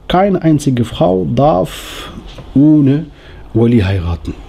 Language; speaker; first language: German; non-native, learner; Arabic